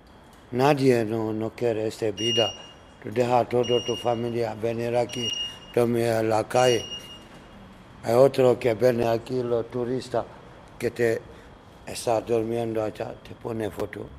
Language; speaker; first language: Spanish; non-native, learner; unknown